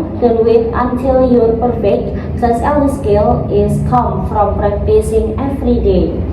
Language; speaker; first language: English; non-native, learner; Indonesian